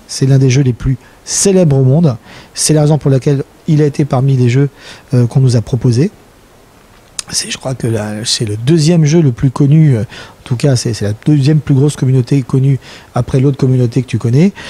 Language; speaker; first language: French; native; French